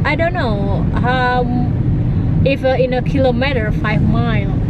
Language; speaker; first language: English; non-native, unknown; Indonesian